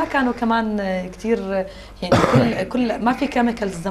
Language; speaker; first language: Arabic; native; Arabic